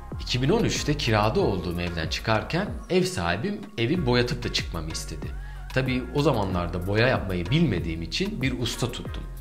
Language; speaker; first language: Turkish; native; Turkish